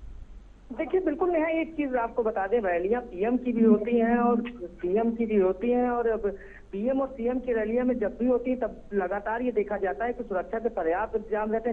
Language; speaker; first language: Hindi; native; Hindi